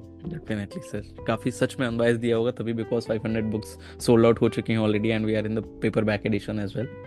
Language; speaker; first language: Hindi; native; Hindi